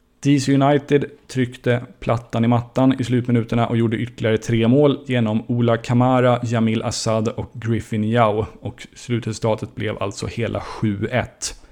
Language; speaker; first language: Swedish; native; Swedish